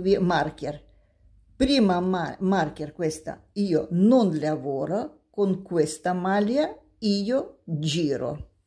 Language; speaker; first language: Italian; non-native, learner; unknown